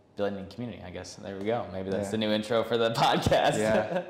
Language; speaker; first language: English; native; English